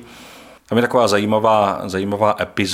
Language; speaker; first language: Czech; native; Czech